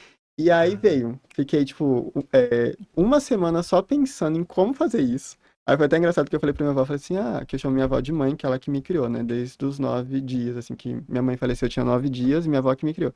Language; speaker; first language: Portuguese; native; Portuguese